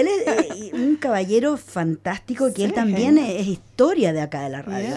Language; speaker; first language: Spanish; native; Spanish